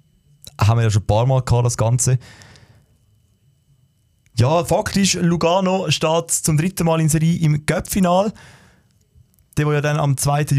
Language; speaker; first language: German; native; German